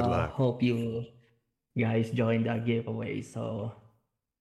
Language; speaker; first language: English; non-native, local second language; Hiligaynon